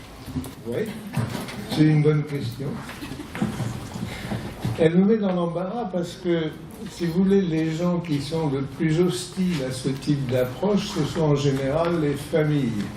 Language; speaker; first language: French; native; French